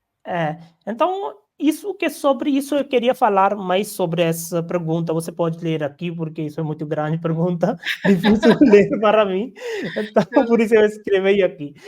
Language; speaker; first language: Portuguese; non-native, learner; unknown